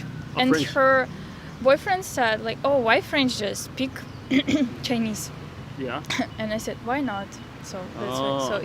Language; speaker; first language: English; non-native, fluent; Russian